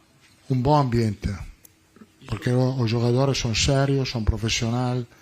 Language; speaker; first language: Portuguese; non-native, learner; Italian